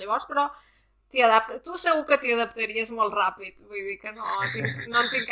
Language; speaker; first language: Catalan; native; Catalan